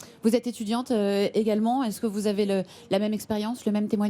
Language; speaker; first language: French; native; French